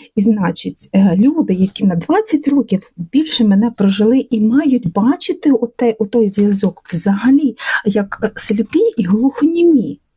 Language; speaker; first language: Ukrainian; non-native, local second language; Russian